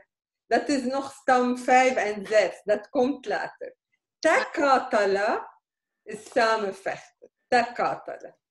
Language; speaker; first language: Dutch; non-native, fluent; Arabic